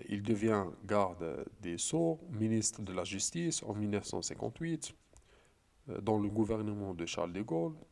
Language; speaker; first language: French; non-native, local second language; Arabic